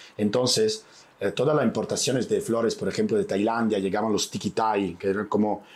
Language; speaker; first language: Spanish; non-native, fluent; Italian